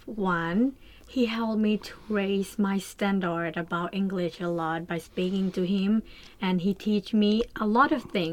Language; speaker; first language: English; non-native, learner; Thai